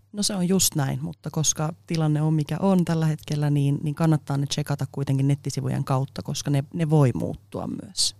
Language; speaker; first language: Finnish; non-native, local second language; Swedish